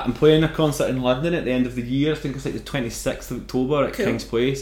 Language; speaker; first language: English; native; English